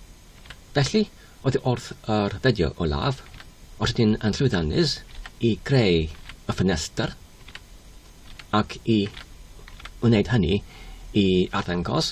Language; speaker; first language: Welsh; non-native, learner; English